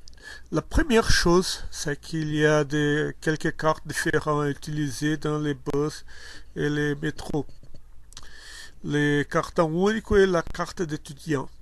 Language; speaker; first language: French; non-native, learner; Portuguese